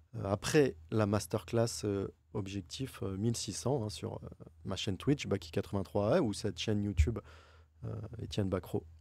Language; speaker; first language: French; native; French